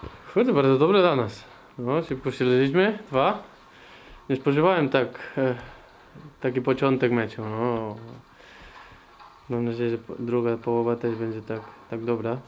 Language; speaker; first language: Polish; non-native, learner; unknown